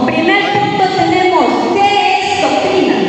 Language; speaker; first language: Spanish; native; Spanish